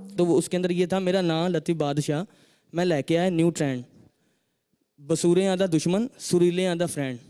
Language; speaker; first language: Urdu; non-native, local second language; Punjabi